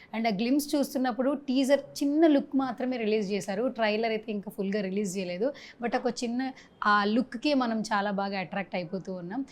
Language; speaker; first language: Telugu; native; Telugu